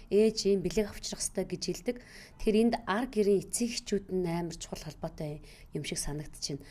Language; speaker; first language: Mongolian; native; Mongolian